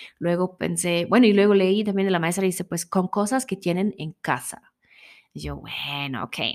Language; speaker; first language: Spanish; non-native, fluent; German